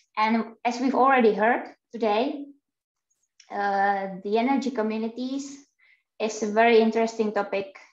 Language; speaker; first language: English; non-native, fluent; Czech